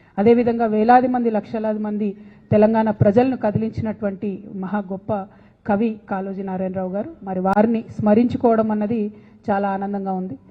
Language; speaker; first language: Telugu; native; Telugu